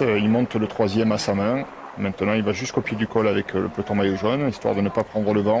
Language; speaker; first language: French; native; French